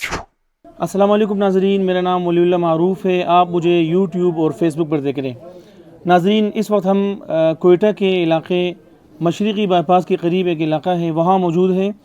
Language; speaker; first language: Hindi; non-native, local second language; Pashto